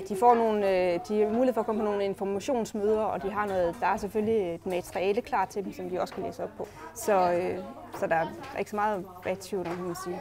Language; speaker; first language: Danish; native; Danish